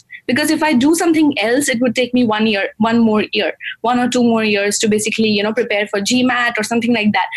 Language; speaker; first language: English; non-native, local second language; Gujarati